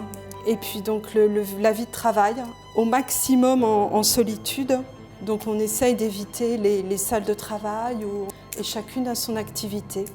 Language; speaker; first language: French; native; French